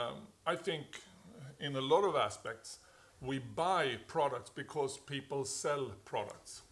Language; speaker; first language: English; non-native, fluent; Swedish